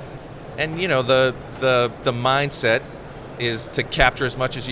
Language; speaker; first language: English; native; English